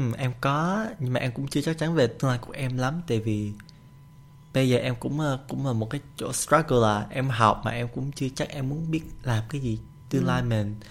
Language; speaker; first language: Vietnamese; early bilingual, heritage; Vietnamese